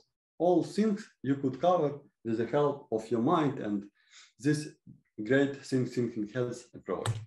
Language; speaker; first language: English; non-native, fluent; Ukrainian